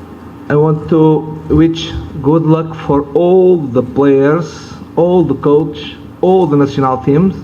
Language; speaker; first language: English; non-native, learner; Portuguese